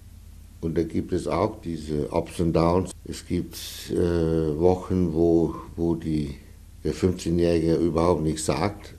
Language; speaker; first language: German; non-native, fluent; Danish